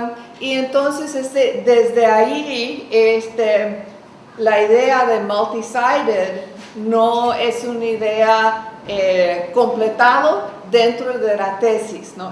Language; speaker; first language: Spanish; non-native, fluent; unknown